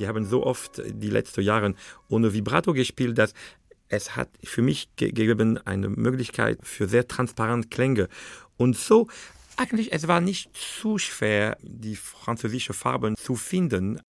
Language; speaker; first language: German; non-native, fluent; French